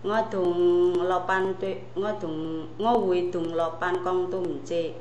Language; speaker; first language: Cantonese; non-native, learner; Indonesian